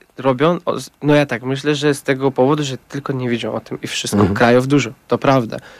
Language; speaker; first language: Polish; non-native, learner; Tajik